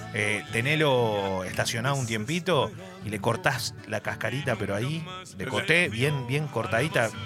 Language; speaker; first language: Spanish; native; Spanish